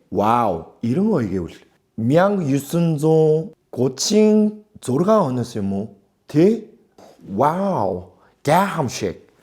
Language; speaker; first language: Mongolian; non-native, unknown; Korean